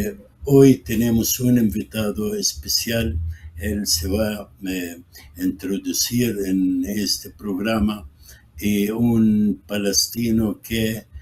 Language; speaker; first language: Spanish; non-native, fluent; Arabic